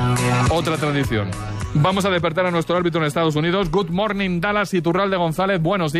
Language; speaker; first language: Spanish; native; Spanish